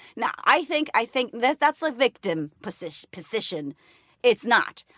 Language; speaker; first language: English; non-native, fluent; Spanish